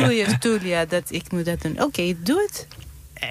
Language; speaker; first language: Dutch; non-native, learner; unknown